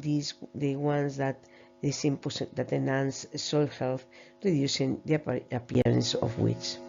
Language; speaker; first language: English; non-native, fluent; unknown